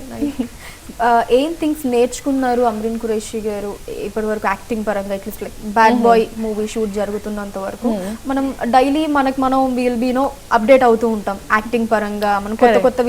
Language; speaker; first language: Telugu; native; Telugu